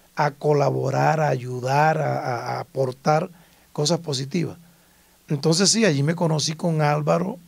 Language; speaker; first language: Spanish; native; Spanish